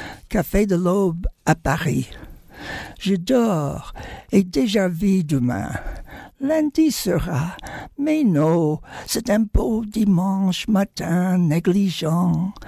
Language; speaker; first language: French; non-native, fluent; English